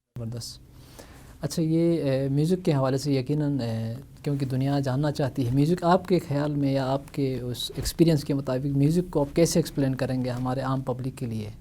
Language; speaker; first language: Urdu; non-native, local second language; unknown